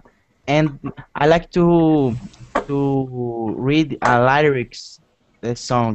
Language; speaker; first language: English; non-native, learner; Portuguese